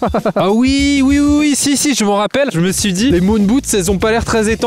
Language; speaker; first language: French; native; French